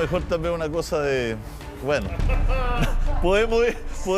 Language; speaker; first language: Spanish; native; Spanish